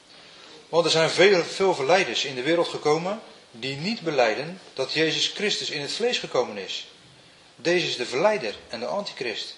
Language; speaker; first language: Dutch; non-native, fluent; English